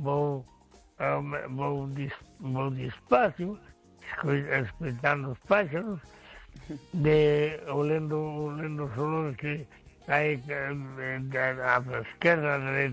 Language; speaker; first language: Spanish; non-native, local second language; Galician